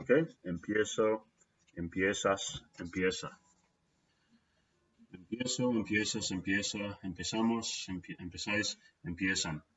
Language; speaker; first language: Spanish; non-native, fluent; English